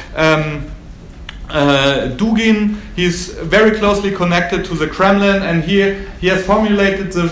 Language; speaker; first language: English; non-native, fluent; German